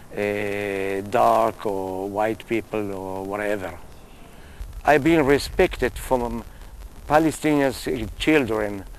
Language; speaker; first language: English; non-native, fluent; Hebrew